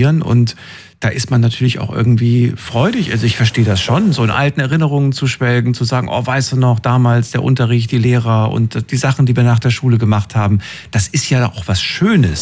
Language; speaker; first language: German; native; German